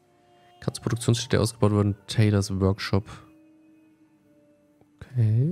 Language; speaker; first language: German; native; German